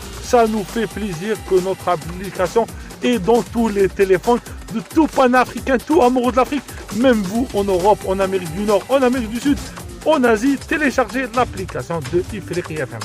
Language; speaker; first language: French; non-native, local second language; Arabic